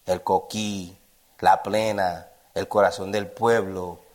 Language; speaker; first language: Spanish; early bilingual, other home language; English